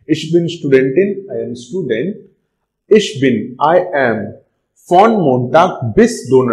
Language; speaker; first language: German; non-native, learner; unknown